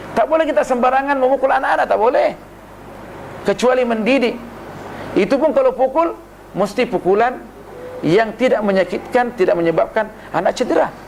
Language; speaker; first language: Malay; non-native, local second language; Buginese